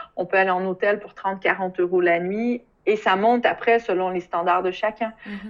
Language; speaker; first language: French; native; French